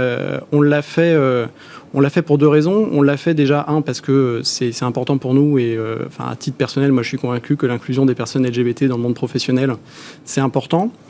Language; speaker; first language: French; native; French